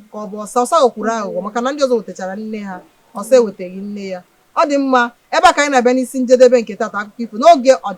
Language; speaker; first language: Igbo; native; Igbo